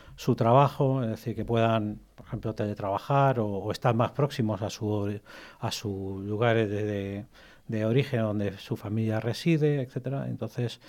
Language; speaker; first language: Spanish; native; Spanish